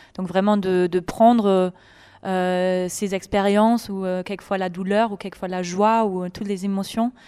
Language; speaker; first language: French; non-native, fluent; German